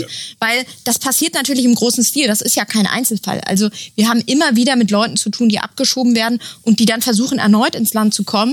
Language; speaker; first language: German; native; German